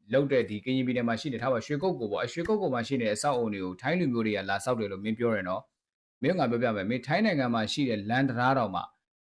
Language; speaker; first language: Burmese; native; Burmese